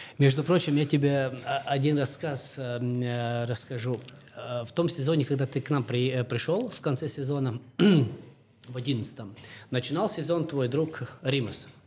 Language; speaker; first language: Russian; non-native, local second language; Latvian